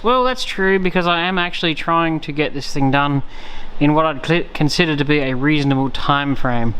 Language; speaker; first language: English; native; English